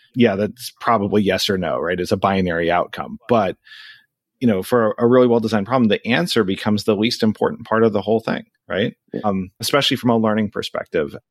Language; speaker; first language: English; native; English